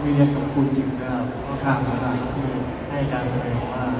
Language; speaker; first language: Thai; native; Thai